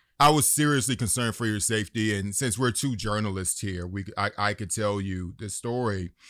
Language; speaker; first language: English; native; English